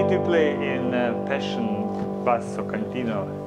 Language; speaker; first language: English; non-native, learner; Russian